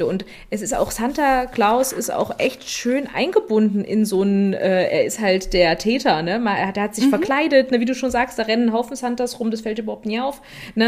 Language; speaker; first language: German; native; German